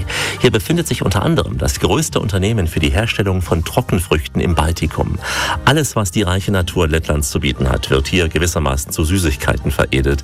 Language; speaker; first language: German; native; German